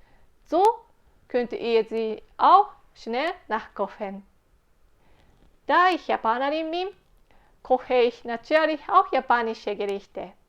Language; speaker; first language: German; non-native, fluent; Japanese